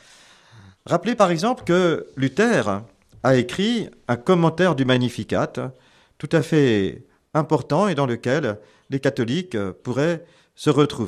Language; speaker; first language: French; native; French